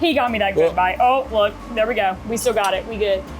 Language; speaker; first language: English; native; English